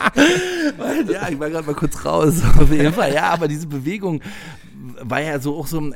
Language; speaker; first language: German; native; German